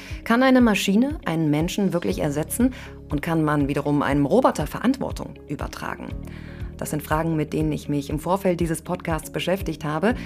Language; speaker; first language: German; native; German